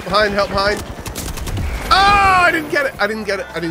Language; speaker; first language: English; native; English